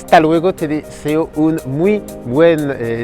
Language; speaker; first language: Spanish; non-native, fluent; French